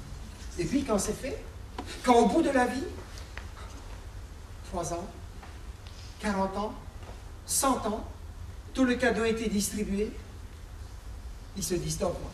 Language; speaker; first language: French; native; French